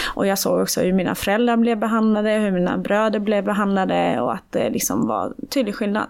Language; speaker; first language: Swedish; early bilingual, other home language; Persian